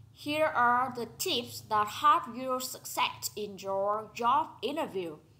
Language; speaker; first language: English; non-native, fluent; Vietnamese